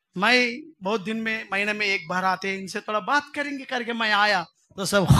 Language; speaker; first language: Hindi; non-native, local second language; Telugu